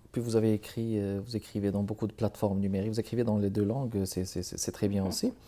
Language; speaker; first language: French; non-native, local second language; Arabic